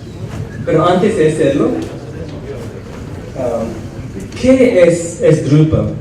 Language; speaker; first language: Spanish; non-native, fluent; English